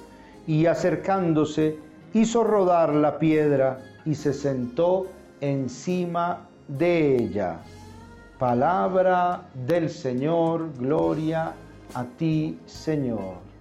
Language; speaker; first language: Spanish; native; Spanish